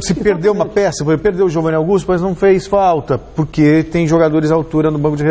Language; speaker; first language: Portuguese; native; Portuguese